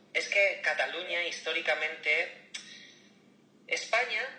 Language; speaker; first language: Spanish; native; Spanish